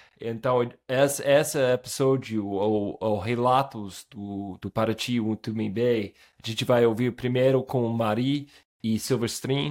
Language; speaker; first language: Portuguese; non-native, fluent; English